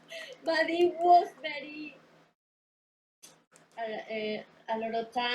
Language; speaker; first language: English; non-native, learner; Spanish